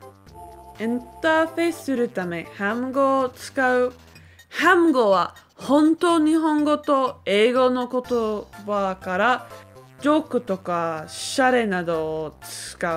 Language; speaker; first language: Japanese; non-native, learner; English